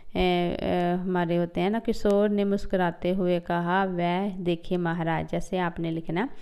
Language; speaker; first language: Hindi; non-native, local second language; Punjabi